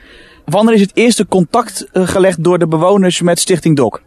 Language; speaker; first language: Dutch; native; Dutch